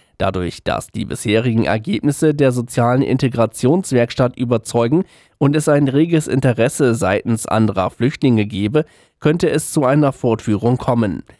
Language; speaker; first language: German; native; German